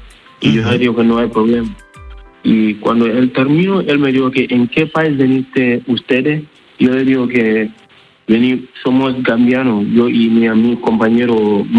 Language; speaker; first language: Spanish; non-native, learner; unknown